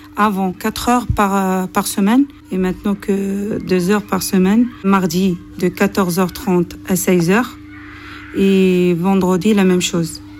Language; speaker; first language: French; non-native, learner; Arabic